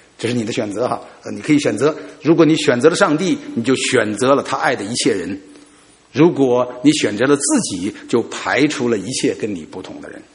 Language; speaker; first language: Chinese; native; Chinese